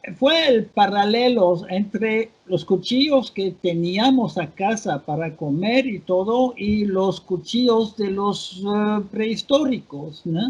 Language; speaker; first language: Spanish; non-native, fluent; French